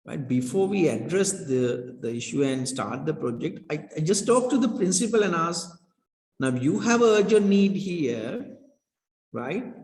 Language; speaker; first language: English; non-native, local second language; Sinhala